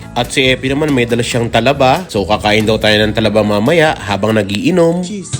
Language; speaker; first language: Filipino; native; Filipino